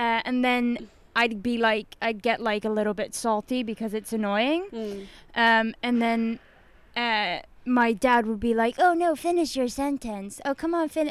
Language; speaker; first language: English; non-native, fluent; Swedish